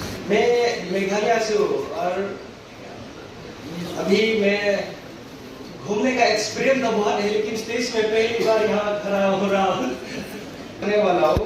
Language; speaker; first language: Hindi; non-native, local second language; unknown